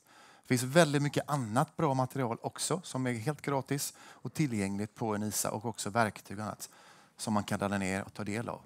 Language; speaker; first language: Swedish; native; Swedish